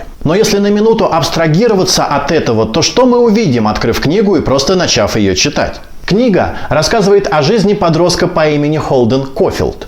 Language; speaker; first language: Russian; native; Russian